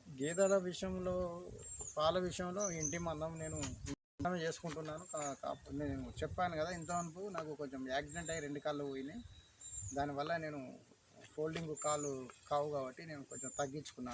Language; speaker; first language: Telugu; native; Telugu